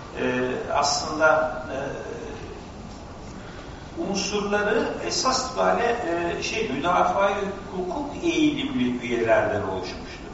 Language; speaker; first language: Turkish; native; Turkish